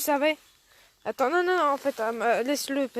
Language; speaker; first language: French; native; French